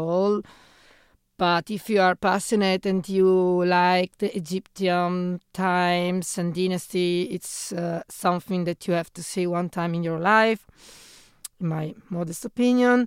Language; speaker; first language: English; non-native, fluent; Italian